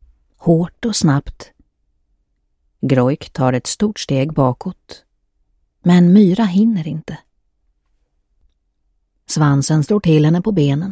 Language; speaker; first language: Swedish; native; Swedish